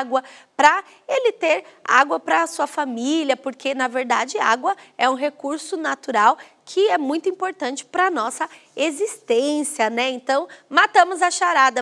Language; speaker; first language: Portuguese; native; Portuguese